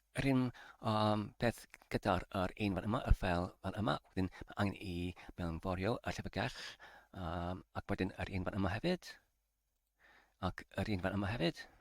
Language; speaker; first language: Welsh; non-native, learner; English